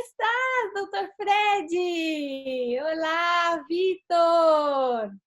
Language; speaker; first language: Portuguese; non-native, learner; Spanish